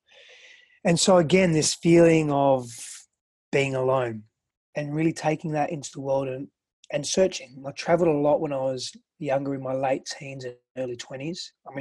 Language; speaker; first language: English; early bilingual, other home language; Greek